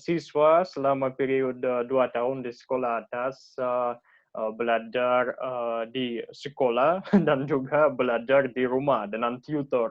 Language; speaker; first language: Indonesian; non-native, learner; Russian